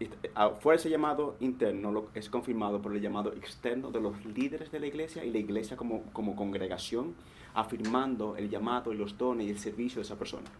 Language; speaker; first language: Spanish; native; Spanish